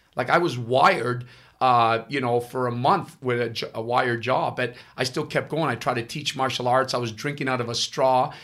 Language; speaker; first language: English; non-native, fluent; Italian